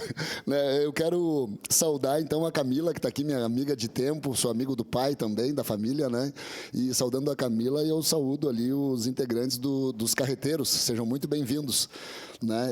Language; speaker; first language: Portuguese; native; Portuguese